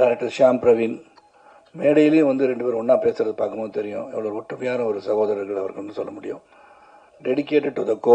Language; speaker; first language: Tamil; native; Tamil